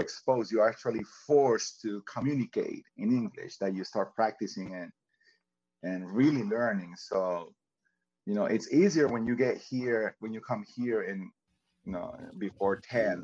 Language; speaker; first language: English; non-native, fluent; Spanish